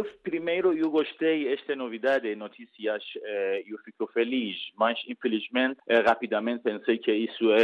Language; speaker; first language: Portuguese; non-native, learner; Persian